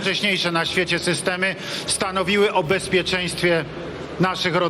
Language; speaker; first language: Polish; native; Polish